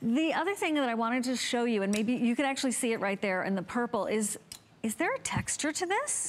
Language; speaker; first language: English; native; English